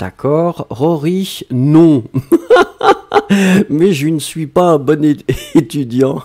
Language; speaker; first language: French; native; French